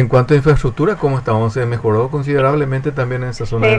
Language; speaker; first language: Spanish; native; Spanish